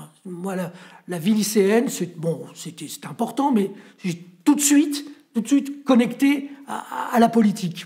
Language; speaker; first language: French; native; French